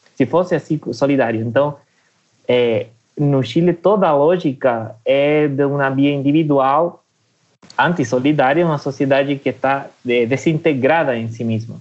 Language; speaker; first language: Portuguese; non-native, fluent; Spanish